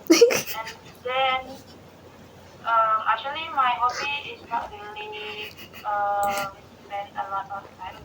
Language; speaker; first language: English; non-native, learner; Indonesian